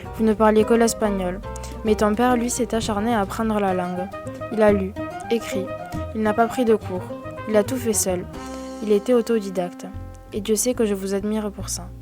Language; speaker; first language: French; native; French